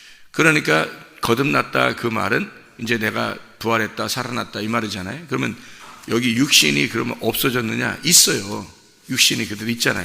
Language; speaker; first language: Korean; native; Korean